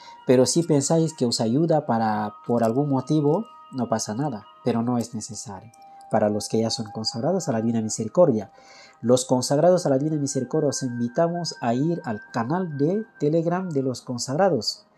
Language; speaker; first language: Spanish; non-native, fluent; French